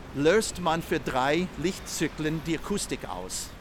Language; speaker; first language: German; non-native, fluent; English